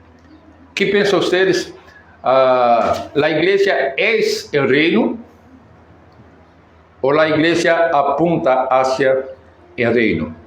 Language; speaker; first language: Spanish; non-native, fluent; Portuguese